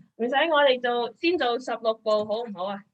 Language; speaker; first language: Chinese; early bilingual, other home language; Cantonese